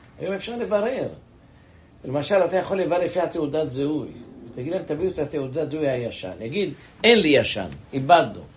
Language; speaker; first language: Hebrew; native; Hebrew